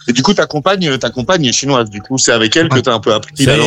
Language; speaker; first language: French; native; French